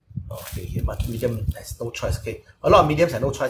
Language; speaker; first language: English; non-native, local second language; Chinese